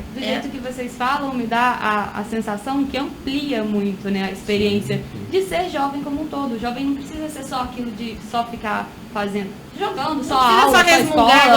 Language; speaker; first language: Portuguese; native; Portuguese